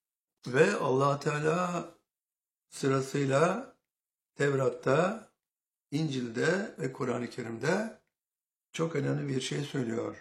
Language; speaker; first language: Turkish; native; Turkish